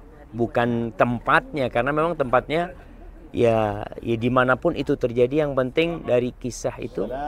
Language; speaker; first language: Indonesian; native; Indonesian